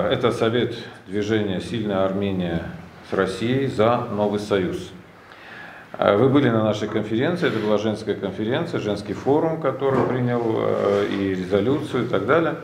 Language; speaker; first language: Russian; non-native, local second language; Armenian